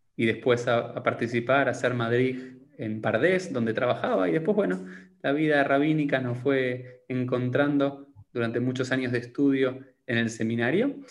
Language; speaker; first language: Spanish; native; Spanish